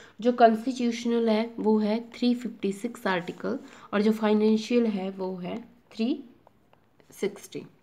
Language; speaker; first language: Hindi; native; Hindi